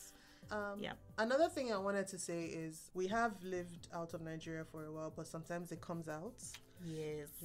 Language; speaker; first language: English; non-native, local second language; Igbo